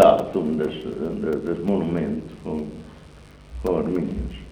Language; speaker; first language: German; non-native, fluent; Italian